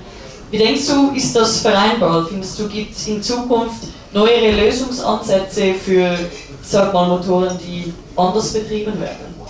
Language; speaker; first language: German; native; German